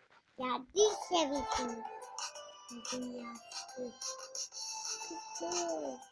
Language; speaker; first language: Turkish; native; Turkish